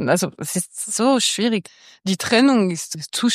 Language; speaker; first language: German; non-native, local second language; French